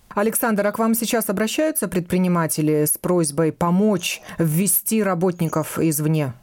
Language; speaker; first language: Russian; native; Russian